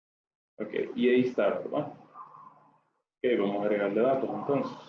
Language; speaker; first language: Spanish; native; Spanish